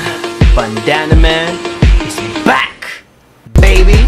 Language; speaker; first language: English; non-native, fluent; Filipino